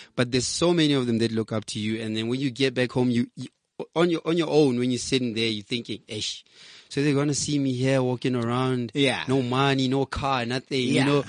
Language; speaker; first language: English; non-native, local second language; Southern Sotho